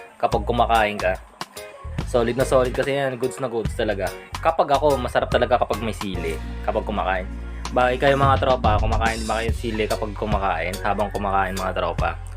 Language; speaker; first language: Filipino; non-native, local second language; Iloko